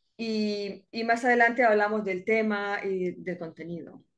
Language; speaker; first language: Spanish; native; Spanish